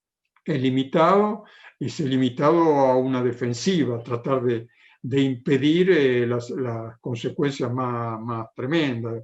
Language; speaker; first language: Spanish; non-native, fluent; Italian